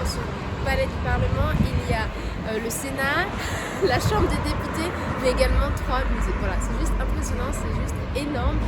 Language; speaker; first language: French; native; French